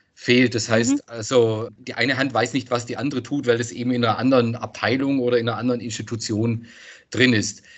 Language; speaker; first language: German; native; German